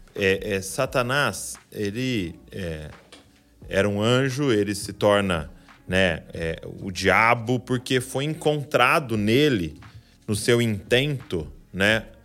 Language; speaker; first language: Portuguese; native; Portuguese